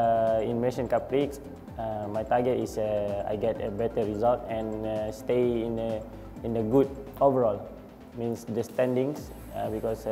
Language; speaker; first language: English; non-native, learner; Malay